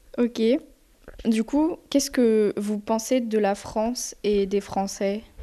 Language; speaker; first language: French; native; French